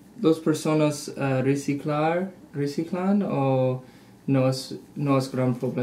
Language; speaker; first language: Spanish; non-native, learner; English